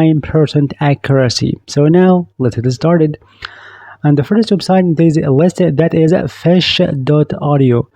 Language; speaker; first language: English; non-native, fluent; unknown